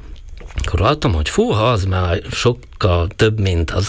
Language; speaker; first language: Hungarian; non-native, local second language; Slovak